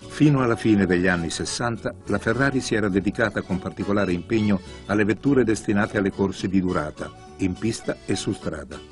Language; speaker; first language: Italian; native; Italian